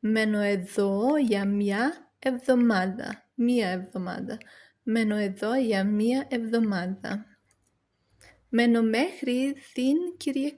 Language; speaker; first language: Greek; non-native, learner; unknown